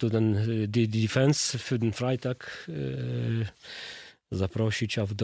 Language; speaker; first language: German; non-native, learner; Polish